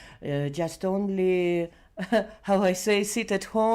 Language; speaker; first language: English; non-native, learner; Belarusian